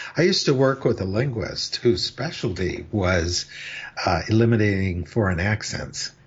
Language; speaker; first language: English; native; English